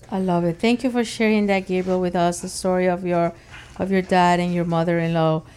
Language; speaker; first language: English; early bilingual, other home language; Spanish